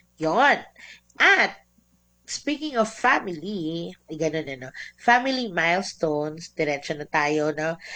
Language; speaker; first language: Filipino; non-native, local second language; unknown